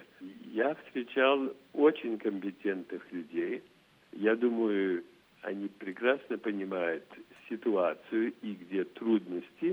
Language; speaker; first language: Russian; non-native, fluent; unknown